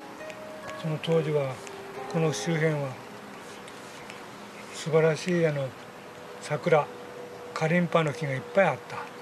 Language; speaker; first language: Japanese; native; Japanese